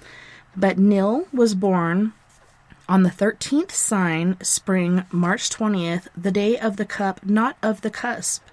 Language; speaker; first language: English; native; English